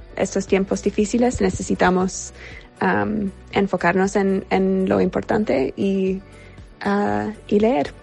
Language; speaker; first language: Spanish; non-native, fluent; English